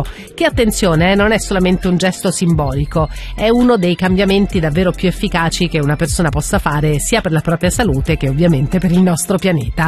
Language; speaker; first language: Italian; native; Italian